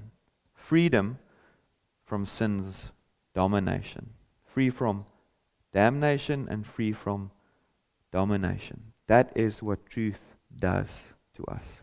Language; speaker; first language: English; non-native, local second language; Afrikaans